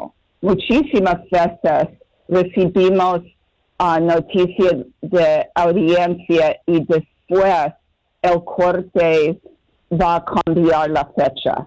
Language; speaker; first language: Spanish; non-native, fluent; English